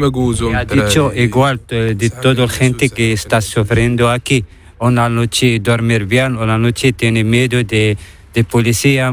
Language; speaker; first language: Spanish; non-native, learner; Arabic